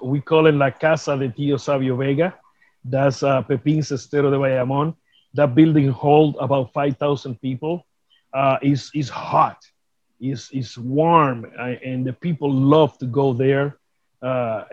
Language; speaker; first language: English; non-native, learner; Spanish